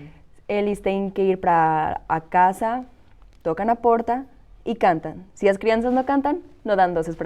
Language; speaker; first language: Portuguese; non-native, fluent; Spanish